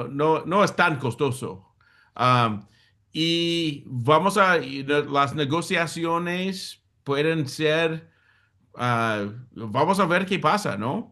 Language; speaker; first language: Spanish; non-native, fluent; English